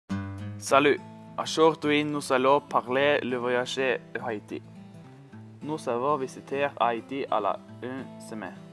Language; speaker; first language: French; non-native, learner; Norwegian